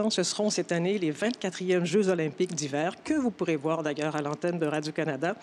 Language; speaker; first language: French; native; French